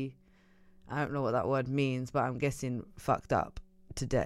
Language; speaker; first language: English; native; English